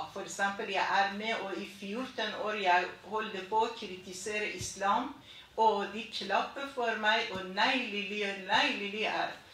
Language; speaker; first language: Norwegian; non-native, fluent; Persian